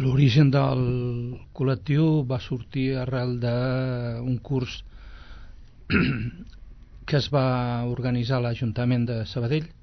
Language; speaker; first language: Catalan; non-native, local second language; Spanish